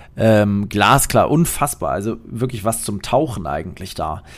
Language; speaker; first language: German; non-native, fluent; Polish